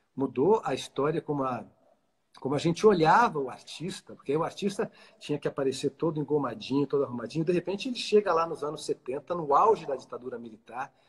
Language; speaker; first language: Portuguese; native; Portuguese